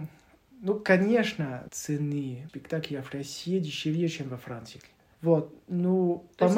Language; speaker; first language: Russian; non-native, learner; French